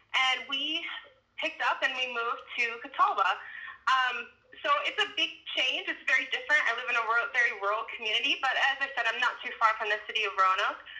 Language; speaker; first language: English; native; English